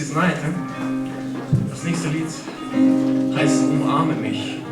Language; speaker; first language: German; non-native, fluent; Ukrainian